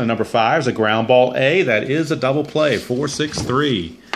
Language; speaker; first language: English; native; English